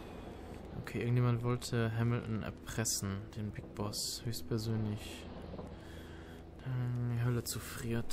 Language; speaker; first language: German; native; German